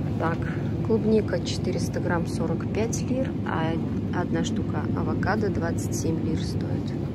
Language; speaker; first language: Russian; native; Russian